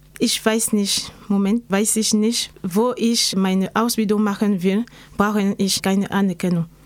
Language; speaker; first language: German; non-native, learner; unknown